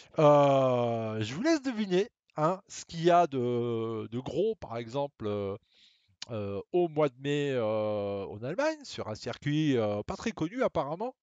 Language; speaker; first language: French; native; French